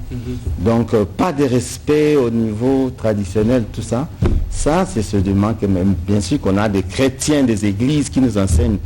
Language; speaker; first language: French; non-native, local second language; Lingala